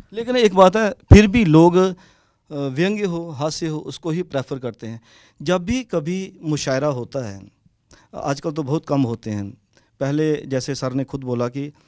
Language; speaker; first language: Hindi; non-native, local second language; Dogri